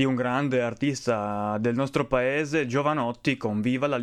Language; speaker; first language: Italian; native; Italian